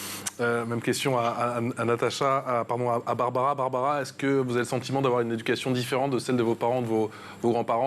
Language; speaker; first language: French; native; French